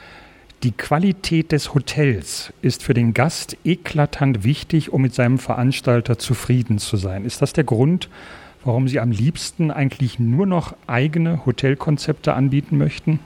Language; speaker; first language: German; native; German